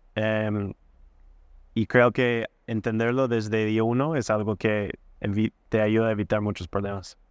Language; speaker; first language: Spanish; non-native, fluent; English